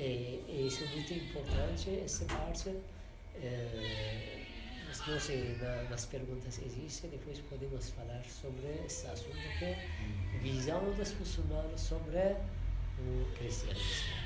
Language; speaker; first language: Portuguese; non-native, learner; Persian